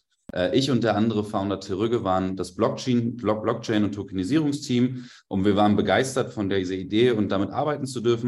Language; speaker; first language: German; native; German